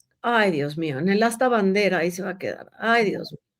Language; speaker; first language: Spanish; native; Spanish